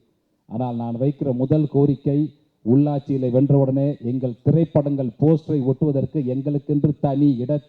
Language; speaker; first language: Tamil; native; Tamil